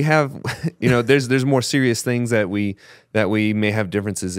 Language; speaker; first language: English; native; English